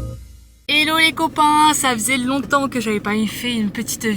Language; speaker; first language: French; native; French